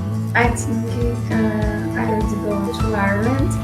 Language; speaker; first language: English; non-native, learner; Portuguese